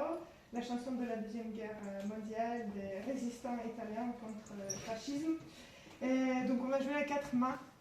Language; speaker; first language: French; non-native, fluent; Ukrainian